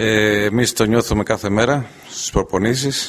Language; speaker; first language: Greek; non-native, fluent; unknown